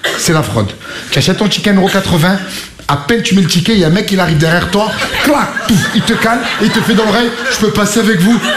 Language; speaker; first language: French; native; French